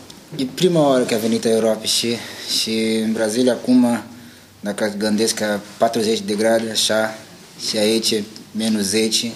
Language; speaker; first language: Romanian; non-native, learner; Portuguese